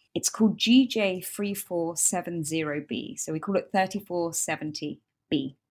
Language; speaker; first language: English; native; English